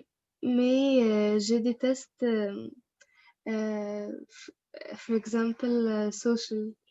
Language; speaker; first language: French; non-native, learner; Arabic